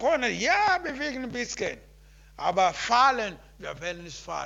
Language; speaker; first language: German; non-native, learner; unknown